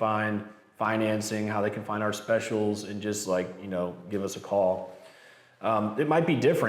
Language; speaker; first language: English; native; English